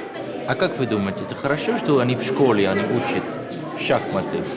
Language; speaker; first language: Russian; non-native, learner; Dutch